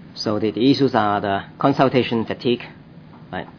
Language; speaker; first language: English; non-native, local second language; Cantonese